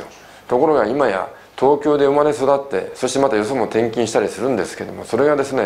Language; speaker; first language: Japanese; native; Japanese